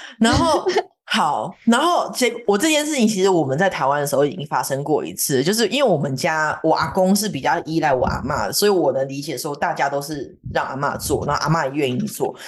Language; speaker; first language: Chinese; native; Chinese